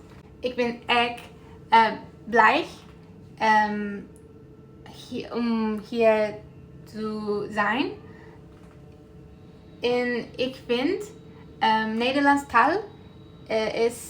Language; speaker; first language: Dutch; non-native, learner; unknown